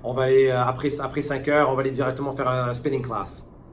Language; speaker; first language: French; native; French